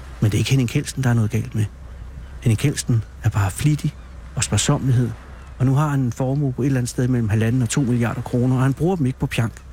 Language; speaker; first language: Danish; native; Danish